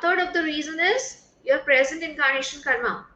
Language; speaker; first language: English; non-native, local second language; Hindi